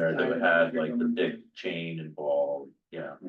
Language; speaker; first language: English; native; English